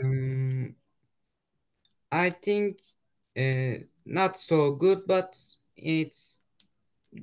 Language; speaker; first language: English; non-native, learner; Turkish